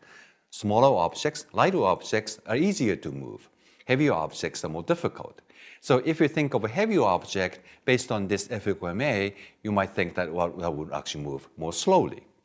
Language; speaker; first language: English; non-native, fluent; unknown